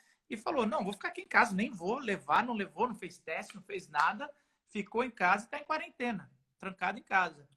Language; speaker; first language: Portuguese; native; Portuguese